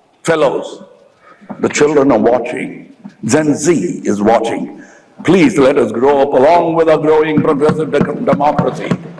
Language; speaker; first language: English; non-native, local second language; Tamil